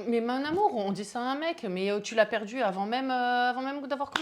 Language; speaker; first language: French; native; French